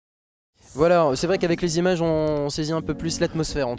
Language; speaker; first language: French; native; French